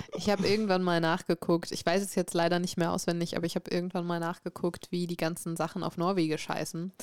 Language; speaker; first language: German; native; German